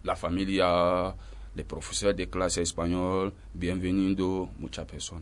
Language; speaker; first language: Spanish; non-native, learner; French